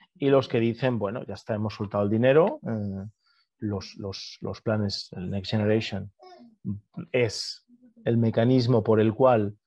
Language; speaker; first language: Spanish; native; Spanish